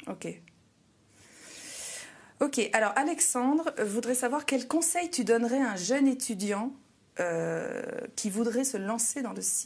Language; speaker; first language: French; native; French